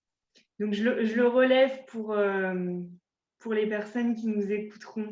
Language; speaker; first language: French; native; French